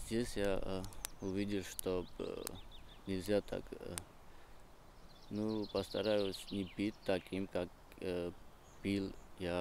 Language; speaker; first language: Russian; non-native, learner; Georgian